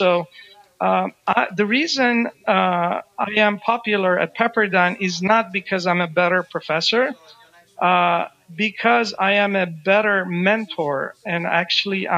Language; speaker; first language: English; non-native, fluent; Persian